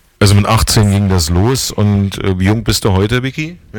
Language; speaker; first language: German; native; German